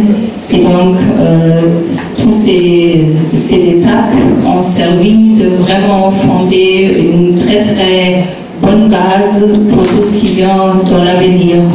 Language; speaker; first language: French; non-native, fluent; German